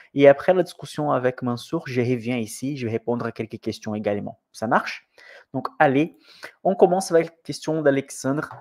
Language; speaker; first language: French; non-native, fluent; Portuguese